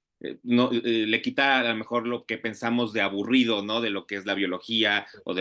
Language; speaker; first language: Spanish; native; Spanish